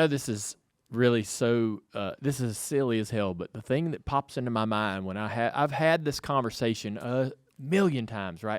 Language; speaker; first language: English; native; English